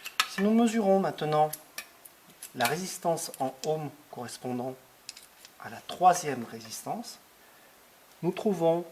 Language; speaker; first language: French; native; French